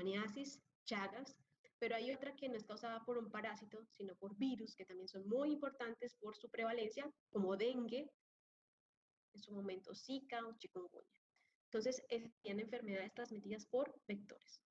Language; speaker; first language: Spanish; native; Spanish